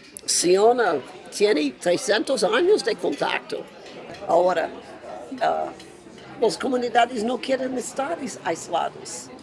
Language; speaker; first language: Spanish; non-native, fluent; English